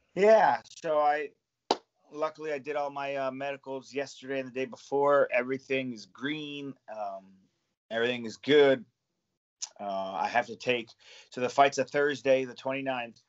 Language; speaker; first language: English; native; English